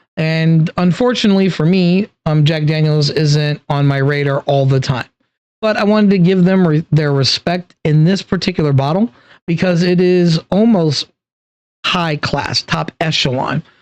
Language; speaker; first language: English; native; English